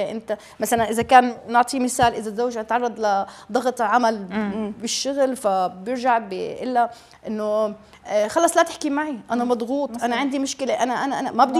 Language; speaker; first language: Arabic; native; Arabic